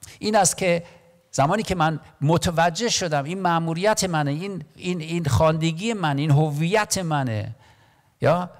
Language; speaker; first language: Persian; non-native, local second language; Armenian